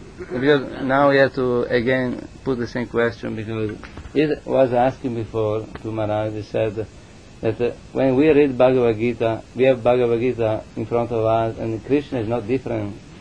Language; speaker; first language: English; non-native, fluent; Italian